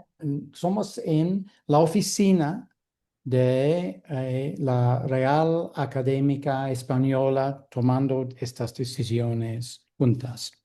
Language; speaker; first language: Spanish; non-native, fluent; English